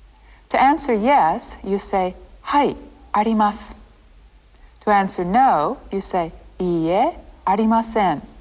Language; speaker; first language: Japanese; non-native, fluent; English